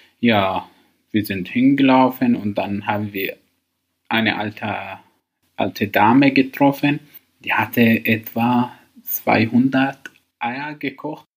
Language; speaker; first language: German; non-native, learner; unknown